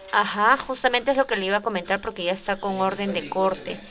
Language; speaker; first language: Spanish; native; Spanish